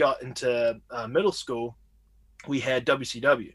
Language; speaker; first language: English; native; English